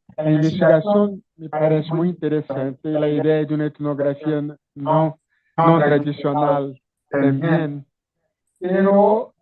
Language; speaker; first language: Spanish; non-native, fluent; Portuguese